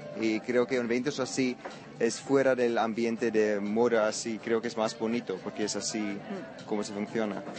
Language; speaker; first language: Spanish; non-native, fluent; Afrikaans